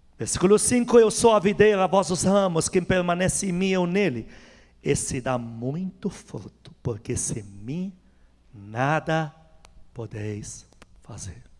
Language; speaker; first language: Portuguese; non-native, fluent; Arabic